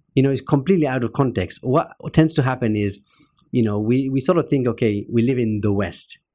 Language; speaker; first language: English; native; English